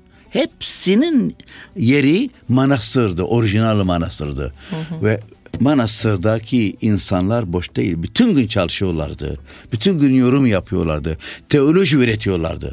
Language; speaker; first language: Turkish; non-native, local second language; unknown